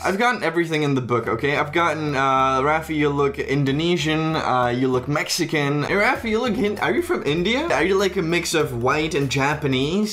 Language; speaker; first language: English; non-native, fluent; Czech